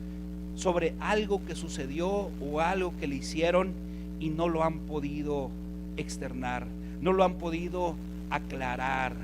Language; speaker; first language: Spanish; native; Spanish